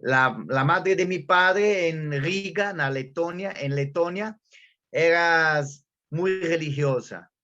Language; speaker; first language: Spanish; non-native, learner; Portuguese